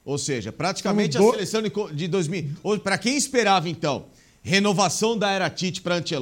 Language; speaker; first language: Portuguese; native; Portuguese